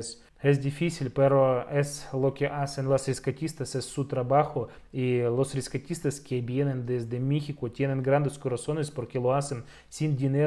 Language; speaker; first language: Spanish; non-native, fluent; Russian